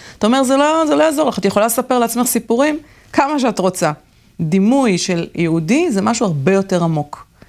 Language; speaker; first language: Hebrew; native; Hebrew